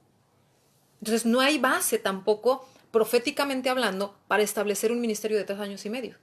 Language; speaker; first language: Spanish; native; Spanish